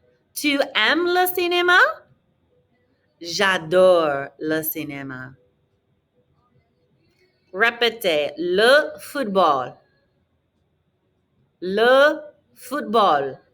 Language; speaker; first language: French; non-native, fluent; English